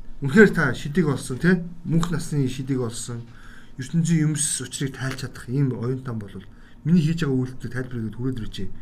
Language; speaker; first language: Mongolian; native; Mongolian